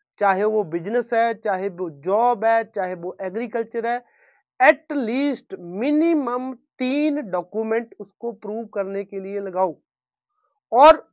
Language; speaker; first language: Hindi; non-native, local second language; Punjabi